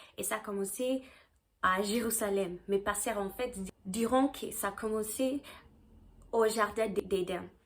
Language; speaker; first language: French; early bilingual, heritage; French